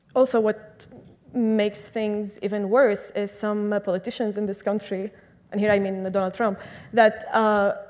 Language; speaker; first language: English; non-native, fluent; Arabic